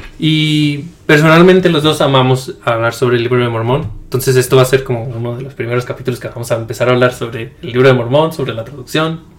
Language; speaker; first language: Spanish; early bilingual, heritage; Spanish